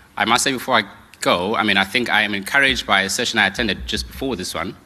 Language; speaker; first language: English; non-native, local second language; Xhosa